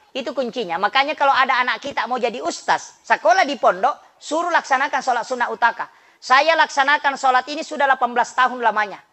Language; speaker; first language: Indonesian; non-native, local second language; Buginese